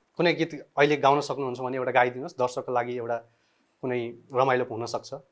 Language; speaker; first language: Nepali; native; Nepali